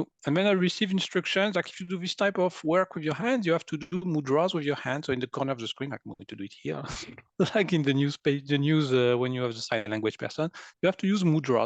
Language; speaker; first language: English; non-native, fluent; French